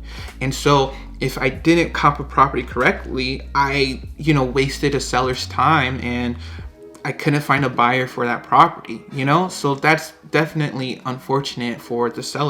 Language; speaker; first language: English; native; English